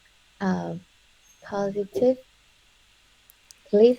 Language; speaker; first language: English; non-native, learner; Vietnamese